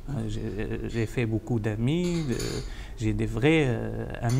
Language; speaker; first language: French; non-native, fluent; Arabic